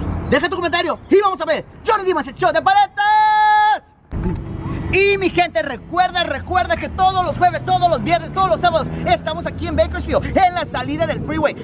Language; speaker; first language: Spanish; early bilingual, heritage; Spanish